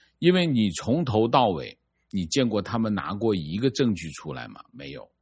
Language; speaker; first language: Chinese; native; Chinese